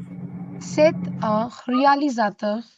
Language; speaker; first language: French; non-native, fluent; Hindi